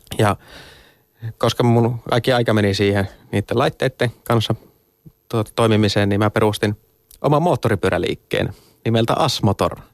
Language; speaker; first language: Finnish; native; Finnish